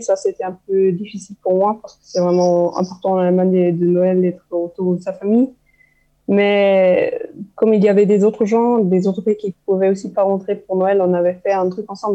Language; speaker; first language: French; non-native, fluent; German